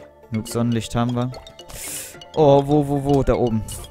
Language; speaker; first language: German; native; German